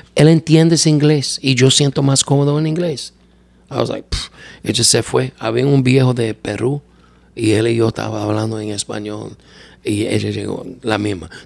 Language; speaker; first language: Spanish; non-native, learner; English